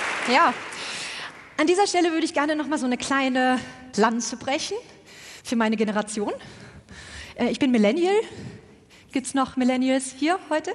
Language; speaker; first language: German; native; German